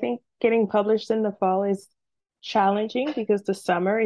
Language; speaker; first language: English; non-native, fluent; French